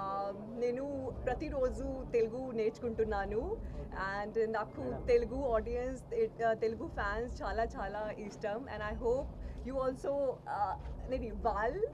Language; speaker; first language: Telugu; non-native, learner; Hindi